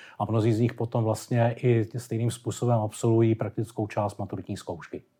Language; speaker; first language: Czech; native; Czech